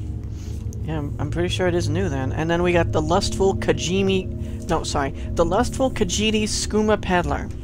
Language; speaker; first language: English; native; English